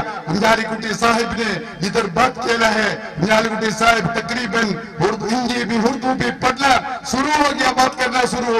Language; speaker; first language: Hindi; non-native, local second language; Malayalam